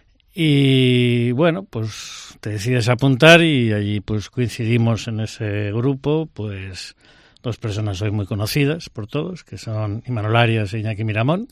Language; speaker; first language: Spanish; native; Spanish